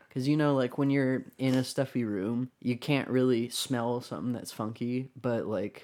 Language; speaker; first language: English; native; English